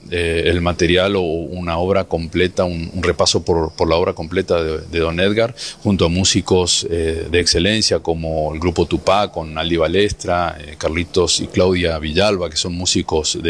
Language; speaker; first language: Spanish; native; Spanish